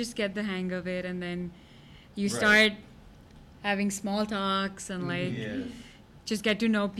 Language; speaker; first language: English; non-native, local second language; Gujarati